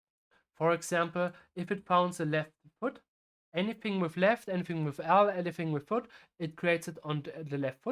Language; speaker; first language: English; non-native, fluent; German